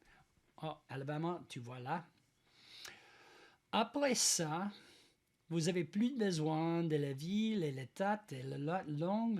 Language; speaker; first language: French; non-native, learner; English